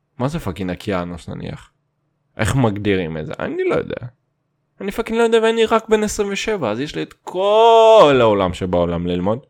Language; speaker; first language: Hebrew; non-native, fluent; Russian